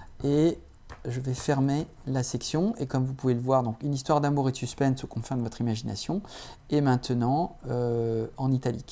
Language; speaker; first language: French; native; French